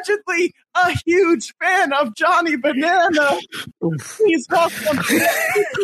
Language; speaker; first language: English; native; English